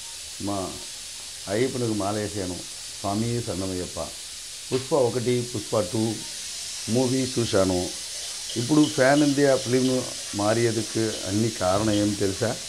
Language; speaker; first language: Telugu; non-native, local second language; Tamil